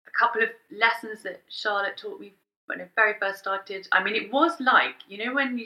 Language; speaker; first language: English; native; English